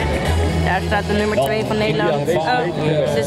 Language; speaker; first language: Dutch; native; Dutch